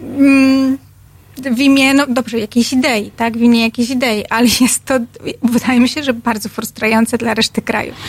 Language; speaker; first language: Polish; native; Polish